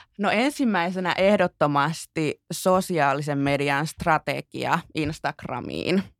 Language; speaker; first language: Finnish; native; Finnish